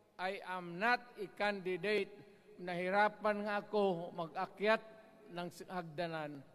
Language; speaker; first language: Filipino; non-native, local second language; Cebuano